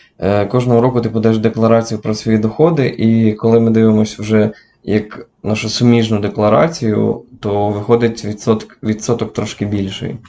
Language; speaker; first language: Ukrainian; native; Ukrainian